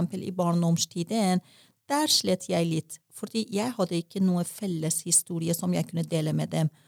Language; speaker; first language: Norwegian; non-native, fluent; Persian